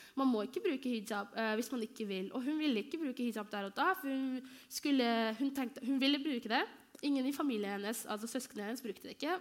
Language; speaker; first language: Norwegian; early bilingual, other home language; Somali